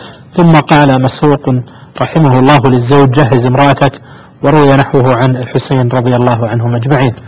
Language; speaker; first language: Arabic; native; Arabic